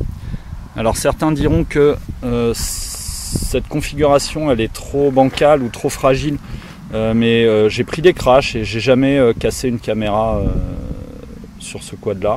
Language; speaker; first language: French; native; French